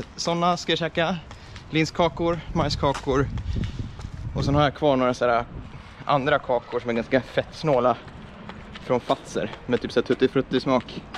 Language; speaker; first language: Swedish; early bilingual, other home language; Estonian